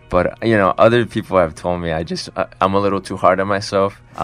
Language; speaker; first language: English; early bilingual, other home language; Spanish